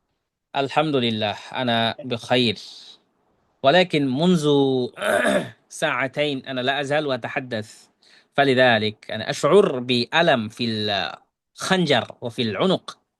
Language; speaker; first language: Arabic; non-native, fluent; Bangla